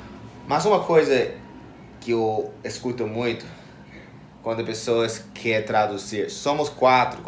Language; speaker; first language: Portuguese; non-native, fluent; English